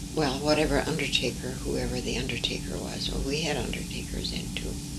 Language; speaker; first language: English; early bilingual, other home language; French